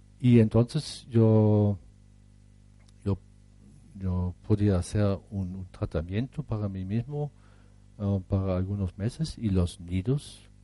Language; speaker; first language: Spanish; non-native, fluent; German